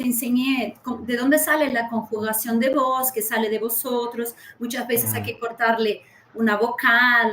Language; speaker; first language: Spanish; early bilingual, heritage; Spanish